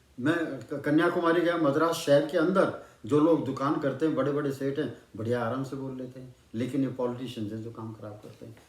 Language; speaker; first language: Hindi; non-native, local second language; Punjabi